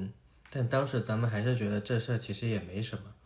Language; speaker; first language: Chinese; native; Chinese